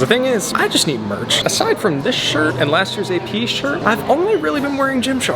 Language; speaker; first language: English; native; English